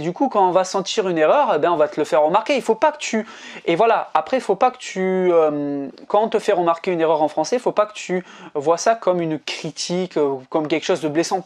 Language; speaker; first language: French; native; French